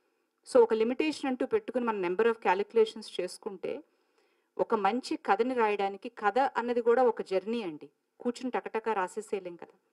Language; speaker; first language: Telugu; native; Telugu